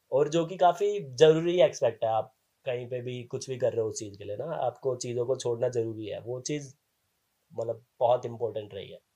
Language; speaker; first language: Hindi; native; Hindi